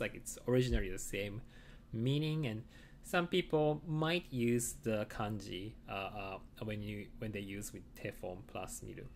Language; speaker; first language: English; non-native, fluent; Japanese